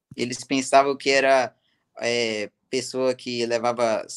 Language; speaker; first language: Portuguese; native; Portuguese